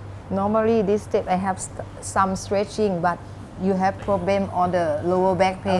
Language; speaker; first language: English; non-native, learner; Thai